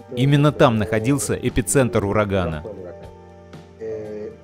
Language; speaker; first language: Russian; non-native, fluent; Spanish